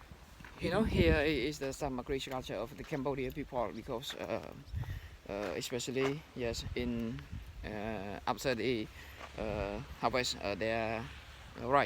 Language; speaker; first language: English; non-native, learner; Khmer